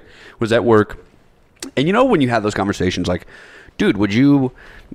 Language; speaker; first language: English; native; English